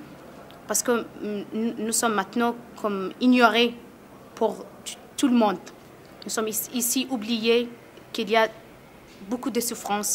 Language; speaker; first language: French; non-native, learner; Arabic